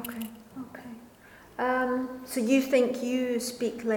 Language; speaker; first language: English; non-native, fluent; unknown